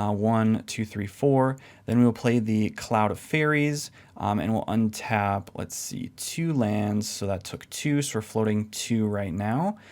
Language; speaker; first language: English; native; English